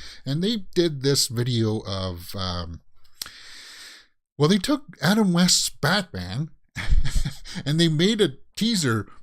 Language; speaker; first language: English; native; English